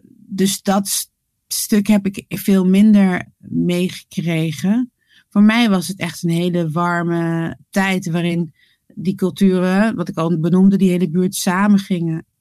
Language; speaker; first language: Dutch; native; Dutch